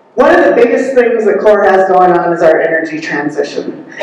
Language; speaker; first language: English; native; English